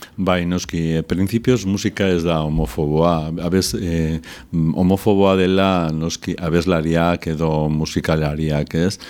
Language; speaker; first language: Basque; non-native, local second language; Spanish